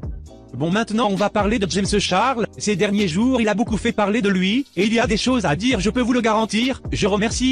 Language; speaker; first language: French; native; French